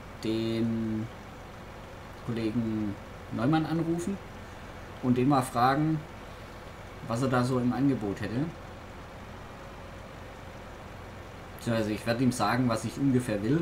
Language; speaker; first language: German; native; German